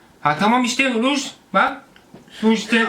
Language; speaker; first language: Turkish; non-native, learner; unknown